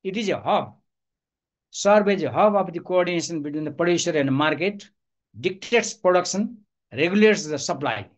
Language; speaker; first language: English; non-native, local second language; Nepali